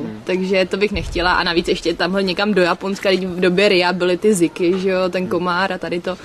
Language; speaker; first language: Czech; native; Czech